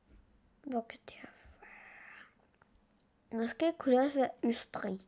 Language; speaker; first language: Danish; early bilingual, other home language; Spanish